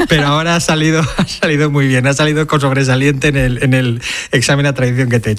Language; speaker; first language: Spanish; native; Spanish